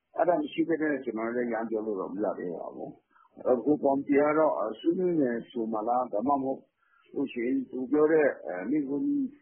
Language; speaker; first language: Burmese; non-native, local second language; Pa'o Karen